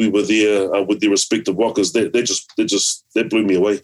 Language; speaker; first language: English; native; English